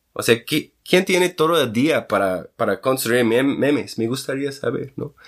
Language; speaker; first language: Spanish; non-native, fluent; English